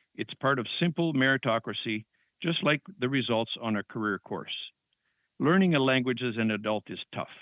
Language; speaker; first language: English; non-native, fluent; French